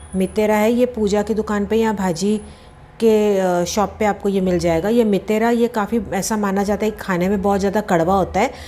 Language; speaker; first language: Hindi; non-native, local second language; Sindhi